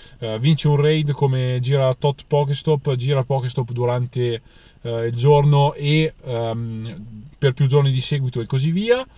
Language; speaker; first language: Italian; native; Italian